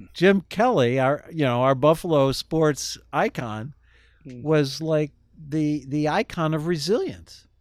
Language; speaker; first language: English; native; English